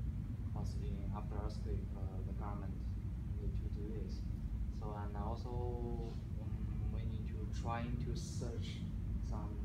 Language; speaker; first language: English; non-native, learner; Chinese